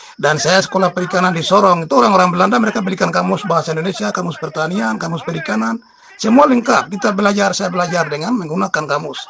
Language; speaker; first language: Indonesian; non-native, local second language; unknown